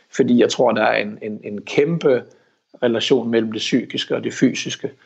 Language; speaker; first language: Danish; early bilingual, heritage; Danish